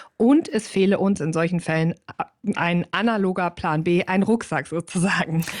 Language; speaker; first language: German; native; German